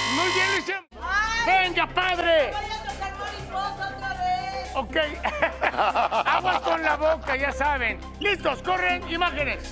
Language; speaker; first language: Spanish; native; Spanish